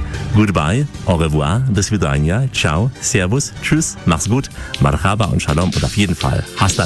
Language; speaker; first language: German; native; German